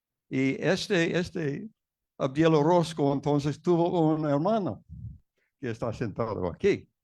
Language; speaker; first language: Spanish; non-native, fluent; English